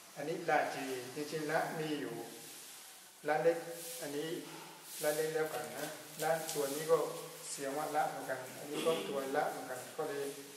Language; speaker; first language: Thai; non-native, fluent; Burmese